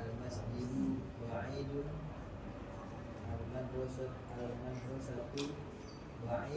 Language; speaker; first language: Arabic; non-native, learner; Indonesian